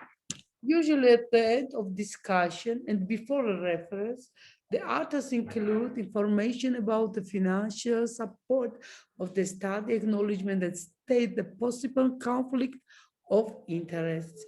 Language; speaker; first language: English; non-native, learner; Georgian